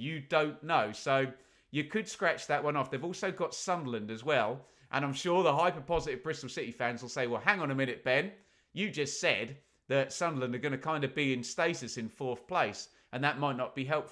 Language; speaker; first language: English; native; English